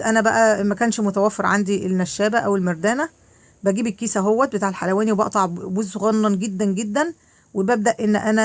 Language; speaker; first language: Arabic; native; Arabic